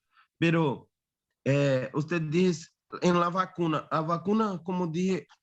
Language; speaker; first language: Spanish; non-native, fluent; Portuguese